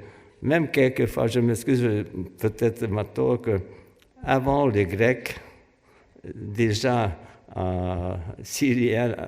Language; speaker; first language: French; non-native, fluent; Hungarian